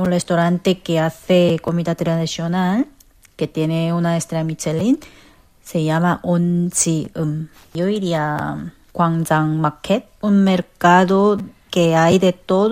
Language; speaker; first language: Spanish; non-native, fluent; Korean